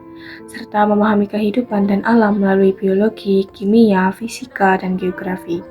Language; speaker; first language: Indonesian; native; Indonesian